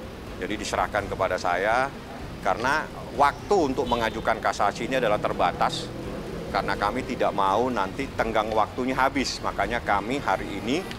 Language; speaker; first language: Indonesian; native; Indonesian